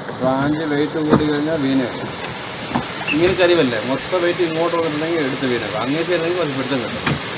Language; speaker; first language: Malayalam; native; Malayalam